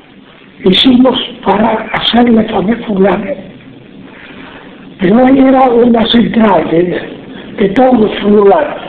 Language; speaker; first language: Spanish; non-native, local second language; Friulian